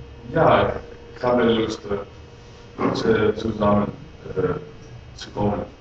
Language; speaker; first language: German; non-native, learner; Greek